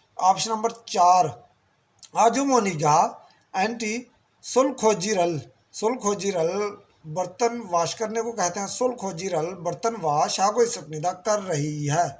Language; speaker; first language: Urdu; non-native, local second language; Punjabi